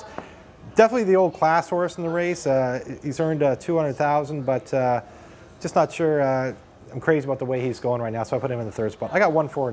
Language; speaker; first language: English; native; English